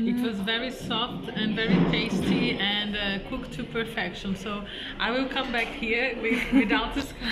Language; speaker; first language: English; non-native, fluent; Portuguese